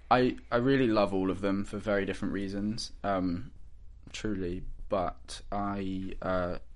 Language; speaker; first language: English; native; English